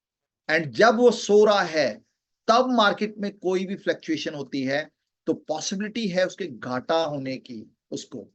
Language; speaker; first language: Hindi; native; Hindi